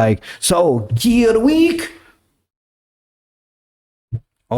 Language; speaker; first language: English; native; English